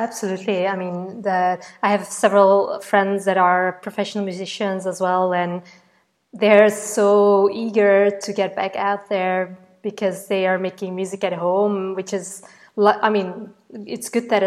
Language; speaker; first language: English; non-native, fluent; Dutch